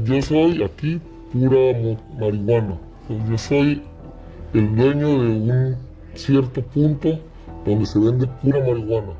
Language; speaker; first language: Spanish; native; Spanish